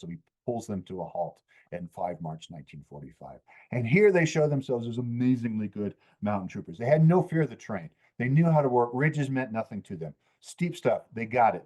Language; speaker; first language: English; native; English